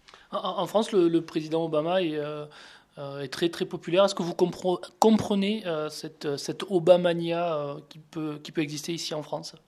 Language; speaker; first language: French; native; French